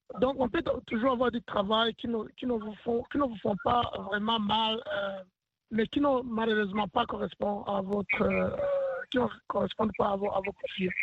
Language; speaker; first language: French; non-native, local second language; Rundi